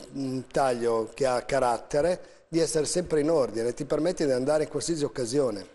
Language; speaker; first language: Italian; native; Italian